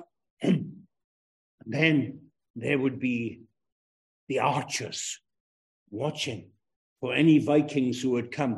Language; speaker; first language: English; native; English